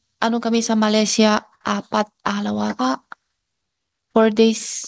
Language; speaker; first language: Filipino; non-native, learner; Chinese